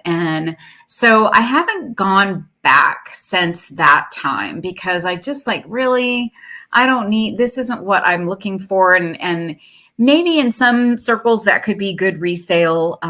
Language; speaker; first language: English; native; English